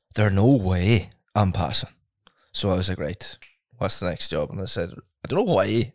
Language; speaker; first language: English; native; English